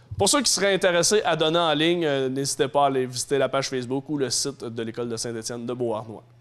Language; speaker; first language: French; native; French